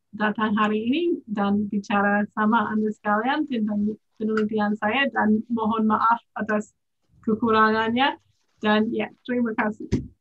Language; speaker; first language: Indonesian; non-native, fluent; English